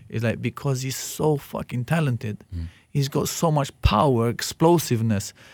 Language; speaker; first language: English; non-native, fluent; Greek